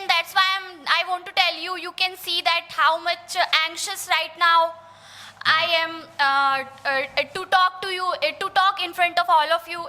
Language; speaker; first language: English; non-native, learner; Hindi